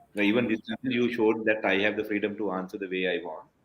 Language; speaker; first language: English; non-native, local second language; Tamil